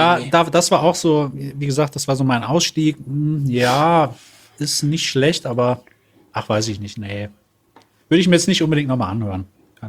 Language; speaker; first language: German; native; German